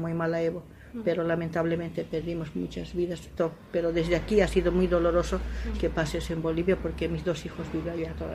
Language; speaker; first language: Spanish; non-native, local second language; Aymara